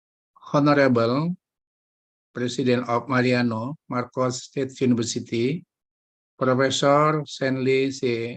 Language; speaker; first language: English; non-native, fluent; Indonesian